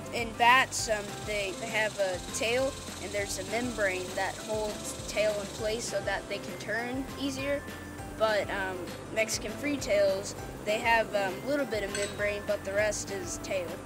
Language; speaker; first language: English; native; English